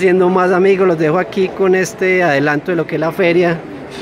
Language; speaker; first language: Spanish; native; Spanish